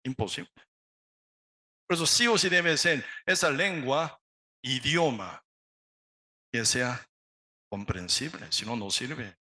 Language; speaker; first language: Spanish; non-native, learner; Korean